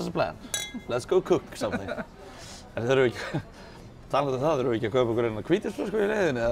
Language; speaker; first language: Icelandic; native; Icelandic